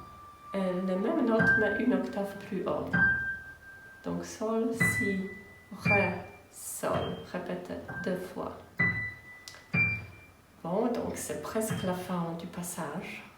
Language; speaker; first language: French; non-native, fluent; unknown